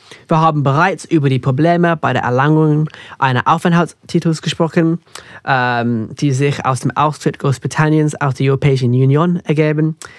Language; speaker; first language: German; non-native, fluent; English